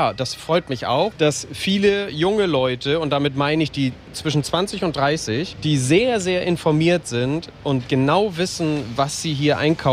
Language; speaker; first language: German; native; German